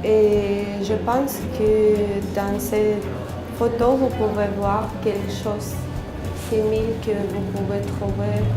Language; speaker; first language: French; non-native, learner; Russian